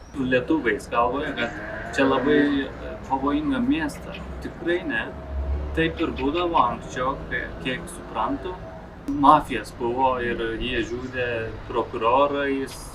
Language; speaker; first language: Lithuanian; non-native, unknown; Turkish